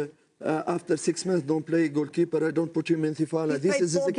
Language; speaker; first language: English; non-native, learner; French